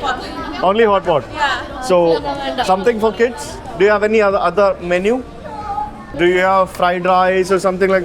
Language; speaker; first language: English; non-native, local second language; Malayalam